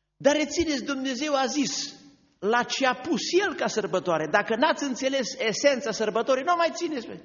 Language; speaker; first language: Romanian; native; Romanian